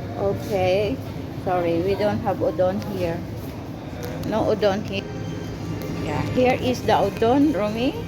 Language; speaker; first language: English; non-native, local second language; Filipino